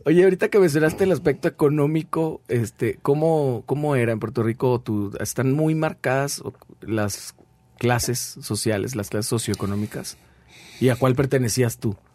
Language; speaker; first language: Spanish; native; Spanish